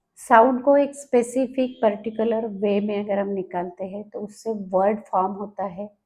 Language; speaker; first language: Hindi; non-native, local second language; Marathi